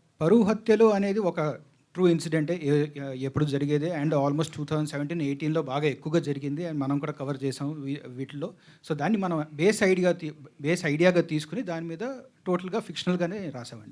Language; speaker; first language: Telugu; native; Telugu